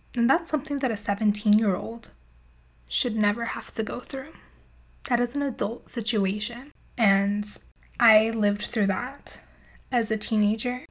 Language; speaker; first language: English; native; English